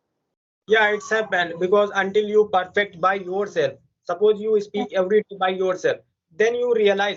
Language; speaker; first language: English; non-native, local second language; Hindi